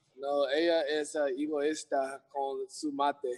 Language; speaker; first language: Spanish; non-native, learner; English